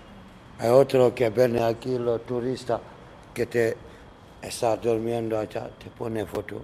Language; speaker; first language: Spanish; non-native, learner; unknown